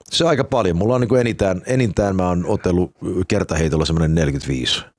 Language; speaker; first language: Finnish; early bilingual, heritage; Finnish